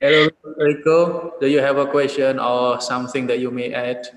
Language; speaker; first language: English; non-native, learner; Indonesian